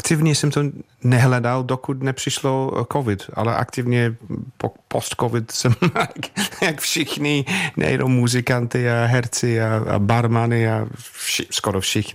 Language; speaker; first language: Czech; non-native, fluent; English